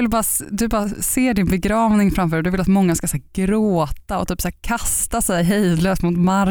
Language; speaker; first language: Swedish; native; Swedish